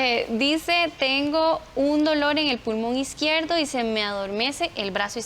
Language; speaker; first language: Spanish; native; Spanish